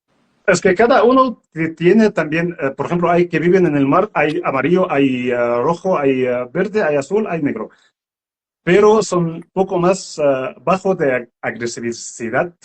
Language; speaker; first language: Spanish; non-native, learner; Arabic